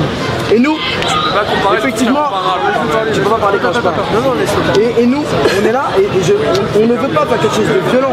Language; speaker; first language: French; native; French